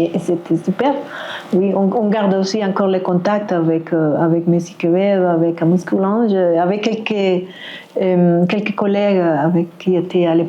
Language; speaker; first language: French; non-native, fluent; Spanish